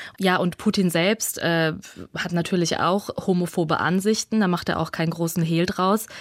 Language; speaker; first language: German; early bilingual, other home language; Russian